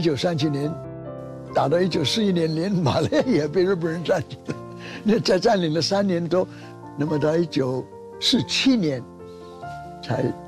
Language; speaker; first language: Chinese; early bilingual, heritage; Chinese